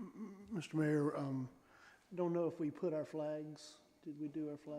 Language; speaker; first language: English; native; English